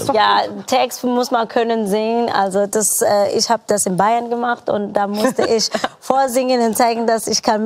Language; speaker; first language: German; non-native, fluent; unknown